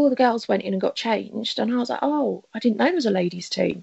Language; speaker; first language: English; native; English